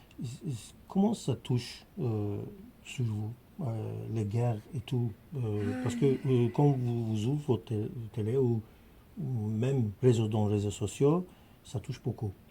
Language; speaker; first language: French; non-native, fluent; Armenian